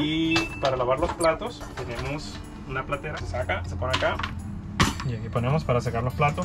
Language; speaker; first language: Spanish; native; Spanish